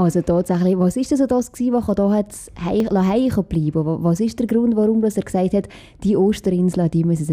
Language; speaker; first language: German; native; German